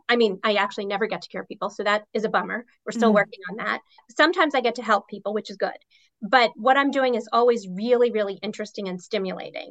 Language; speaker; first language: English; native; English